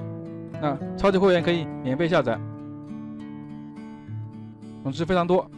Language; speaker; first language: Chinese; native; Chinese